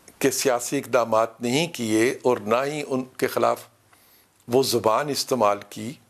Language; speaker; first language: Urdu; non-native, local second language; Punjabi